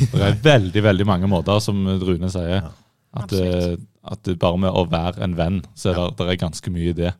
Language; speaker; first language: Norwegian; native; Norwegian